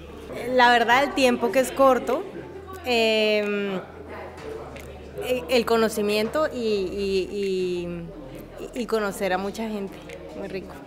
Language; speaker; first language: Spanish; native; Spanish